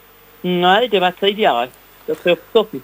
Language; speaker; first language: Swedish; native; Swedish